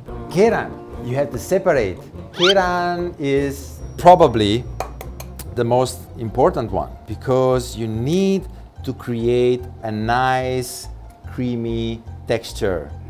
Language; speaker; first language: English; non-native, fluent; Italian